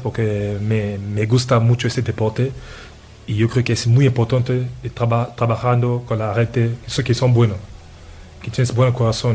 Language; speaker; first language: Spanish; non-native, fluent; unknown